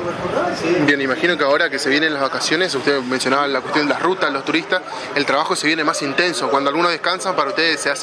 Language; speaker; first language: Spanish; native; Spanish